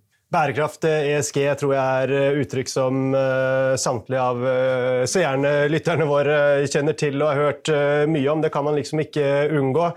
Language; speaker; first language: Norwegian; native; Norwegian